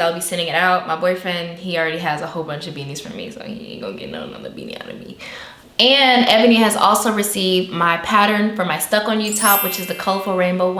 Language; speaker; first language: English; native; English